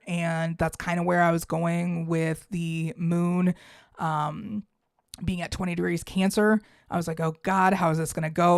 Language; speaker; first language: English; native; English